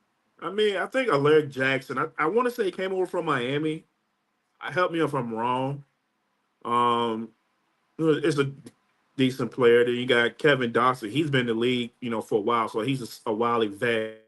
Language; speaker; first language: English; native; English